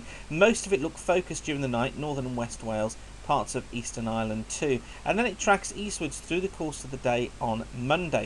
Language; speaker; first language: English; native; English